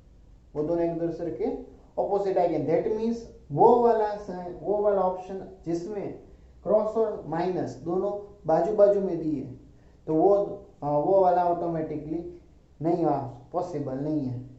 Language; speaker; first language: Hindi; non-native, local second language; Gujarati